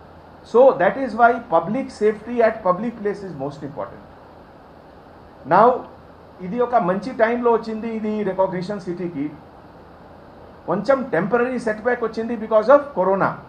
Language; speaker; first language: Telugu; non-native, fluent; Hindi